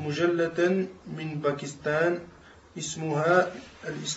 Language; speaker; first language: Arabic; non-native, learner; French